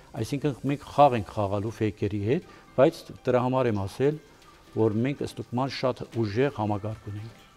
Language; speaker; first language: Armenian; early bilingual, heritage; Armenian